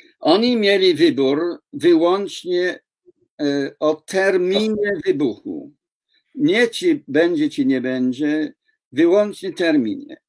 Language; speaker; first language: Polish; non-native, fluent; English